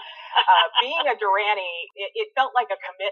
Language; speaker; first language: English; native; English